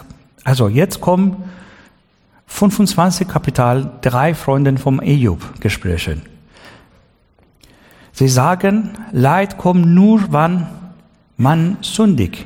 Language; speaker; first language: German; non-native, learner; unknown